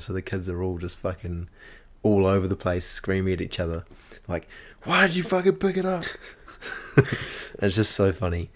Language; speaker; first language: English; native; English